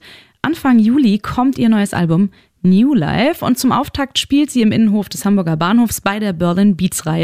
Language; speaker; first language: German; native; German